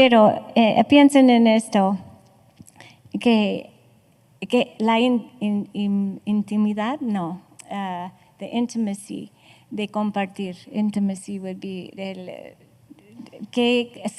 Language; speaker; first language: Spanish; non-native, fluent; English